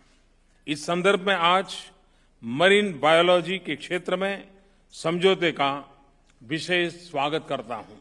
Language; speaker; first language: Hindi; non-native, local second language; Gujarati